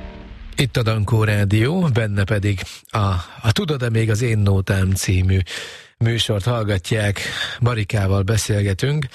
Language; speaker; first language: Hungarian; native; Hungarian